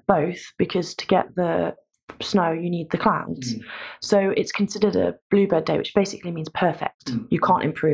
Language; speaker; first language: English; native; English